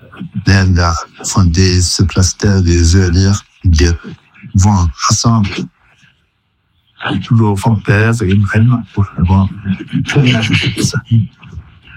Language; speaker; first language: French; non-native, fluent; German